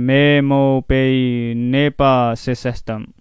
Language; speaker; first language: French; non-native, learner; Punjabi